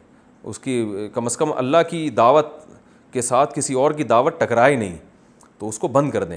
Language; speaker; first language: Urdu; native; Urdu